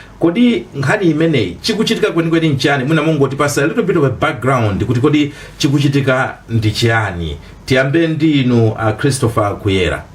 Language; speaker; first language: Nyanja; native; Nyanja